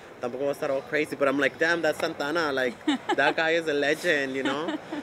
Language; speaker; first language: English; early bilingual, other home language; Spanish